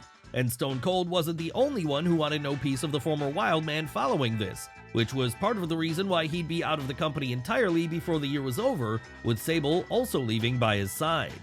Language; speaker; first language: English; native; English